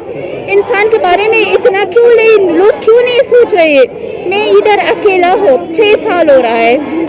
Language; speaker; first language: Hindi; non-native, learner; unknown